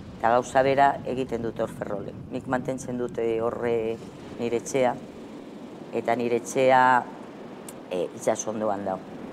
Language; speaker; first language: Basque; non-native, fluent; Galician